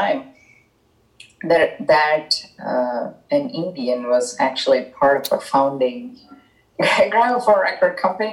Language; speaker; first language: English; non-native, local second language; Tamil